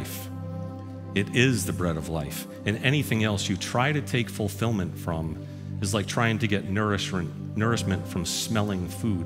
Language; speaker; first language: English; native; English